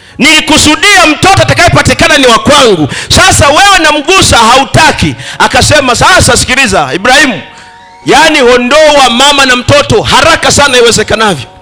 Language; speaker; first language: Swahili; native; Swahili